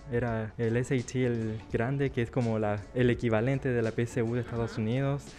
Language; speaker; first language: Spanish; early bilingual, other home language; Chinese